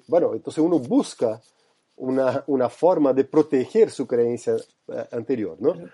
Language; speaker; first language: Spanish; non-native, fluent; Portuguese